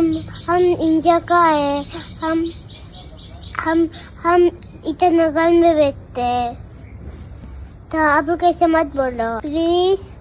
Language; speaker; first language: Hindi; non-native, local second language; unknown